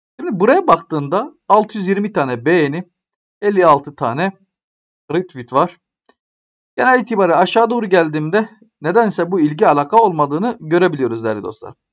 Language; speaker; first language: Turkish; native; Turkish